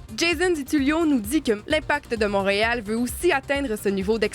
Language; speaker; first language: French; native; French